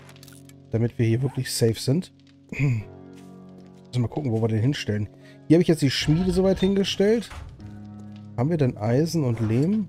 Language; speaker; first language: German; native; German